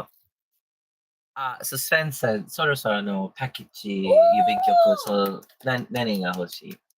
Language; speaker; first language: Japanese; non-native, learner; English